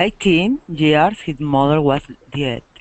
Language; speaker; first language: English; non-native, learner; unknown